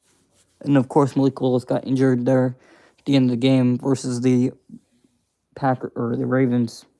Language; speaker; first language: English; native; English